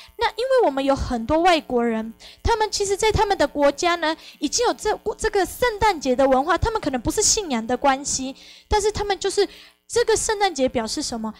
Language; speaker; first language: Chinese; non-native, fluent; Spanish